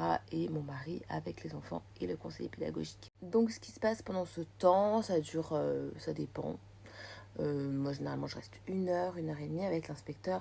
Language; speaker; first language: French; native; French